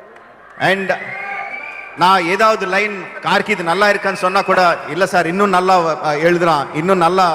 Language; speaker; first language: Tamil; non-native, local second language; Telugu